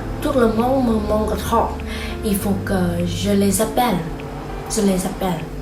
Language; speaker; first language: French; non-native, learner; Vietnamese